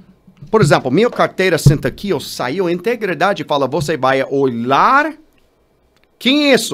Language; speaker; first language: Portuguese; non-native, learner; English